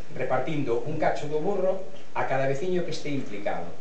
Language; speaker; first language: Spanish; non-native, local second language; Galician